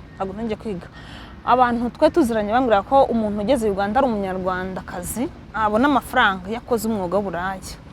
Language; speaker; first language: Kinyarwanda; early bilingual, heritage; Kinyarwanda